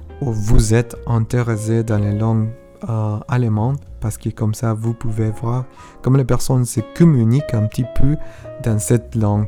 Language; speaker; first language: French; non-native, learner; Spanish